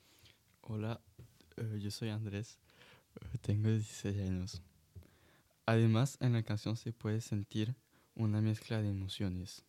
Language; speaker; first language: Spanish; non-native, learner; French